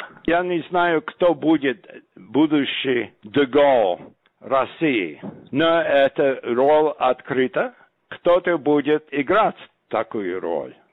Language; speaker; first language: Russian; non-native, fluent; English